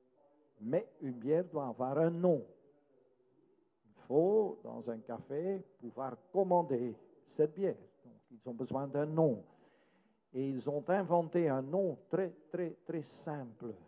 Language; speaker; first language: French; non-native, local second language; Dutch